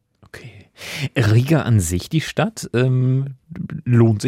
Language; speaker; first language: German; native; German